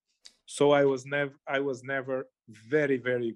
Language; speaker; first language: English; non-native, fluent; Portuguese